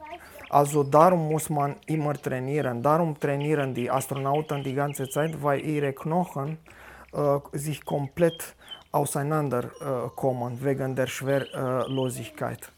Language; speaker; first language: German; non-native, fluent; Romanian